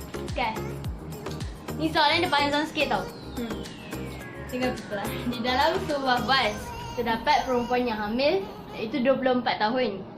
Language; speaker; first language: Malay; native; Malay